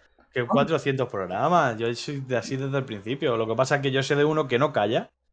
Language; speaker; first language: Spanish; native; Spanish